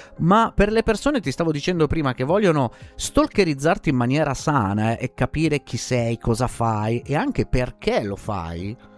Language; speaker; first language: Italian; native; Italian